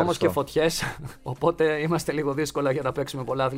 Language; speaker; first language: Greek; native; Greek